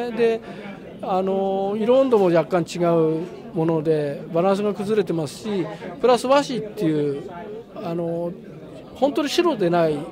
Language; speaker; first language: Japanese; native; Japanese